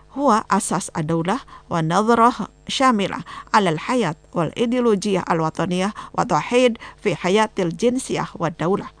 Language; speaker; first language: Arabic; non-native, fluent; Indonesian